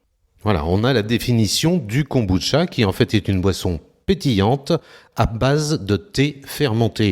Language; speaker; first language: French; native; French